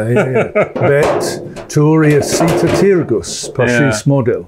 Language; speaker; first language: Latvian; non-native, learner; English